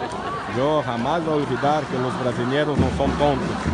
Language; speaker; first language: Portuguese; non-native, learner; Spanish